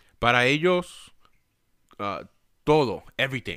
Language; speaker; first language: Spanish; early bilingual, heritage; Spanish